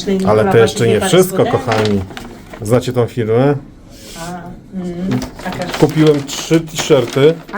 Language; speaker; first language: Polish; native; Polish